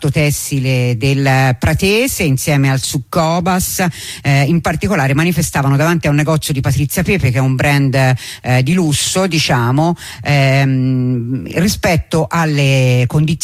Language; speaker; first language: Italian; native; Italian